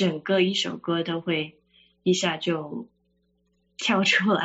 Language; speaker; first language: Chinese; early bilingual, heritage; Chinese